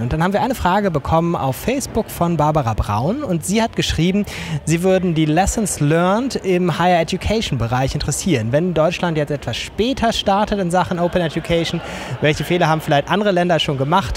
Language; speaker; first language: German; native; German